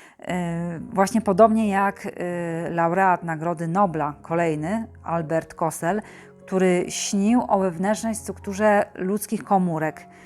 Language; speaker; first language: Polish; native; Polish